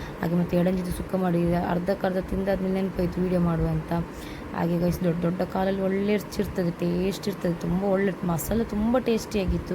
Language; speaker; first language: Kannada; non-native, local second language; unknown